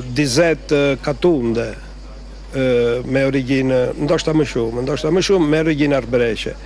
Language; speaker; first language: Albanian; early bilingual, heritage; Albanian